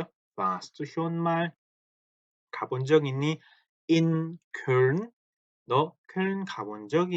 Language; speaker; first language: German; non-native, fluent; Korean